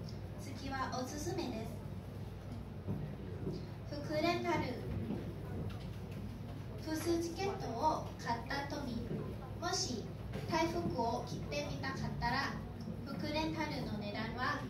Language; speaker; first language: Japanese; non-native, learner; Thai